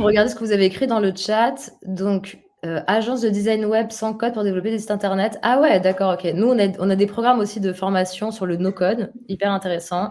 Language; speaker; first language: French; native; French